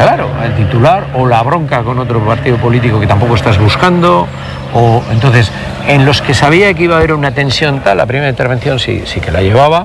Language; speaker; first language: Spanish; native; Spanish